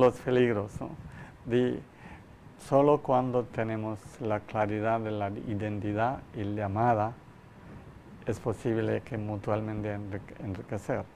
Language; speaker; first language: Spanish; non-native, learner; Malayalam